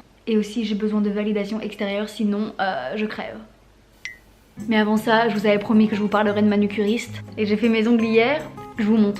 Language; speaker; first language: French; native; French